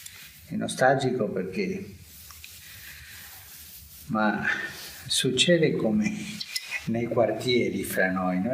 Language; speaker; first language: Italian; non-native, fluent; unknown